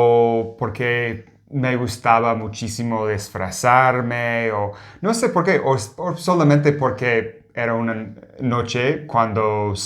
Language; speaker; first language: Spanish; non-native, fluent; English